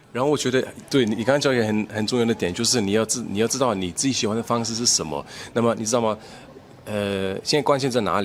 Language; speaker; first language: Chinese; non-native, fluent; German